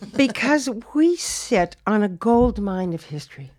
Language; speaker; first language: English; native; English